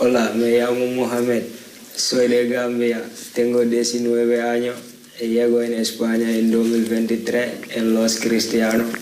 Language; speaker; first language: Spanish; non-native, learner; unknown